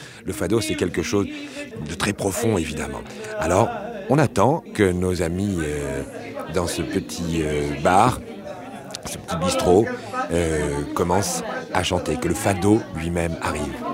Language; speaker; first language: French; native; French